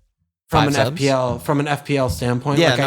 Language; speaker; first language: English; native; English